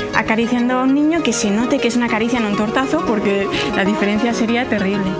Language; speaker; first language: Spanish; native; Spanish